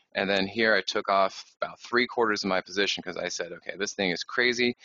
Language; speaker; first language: English; native; English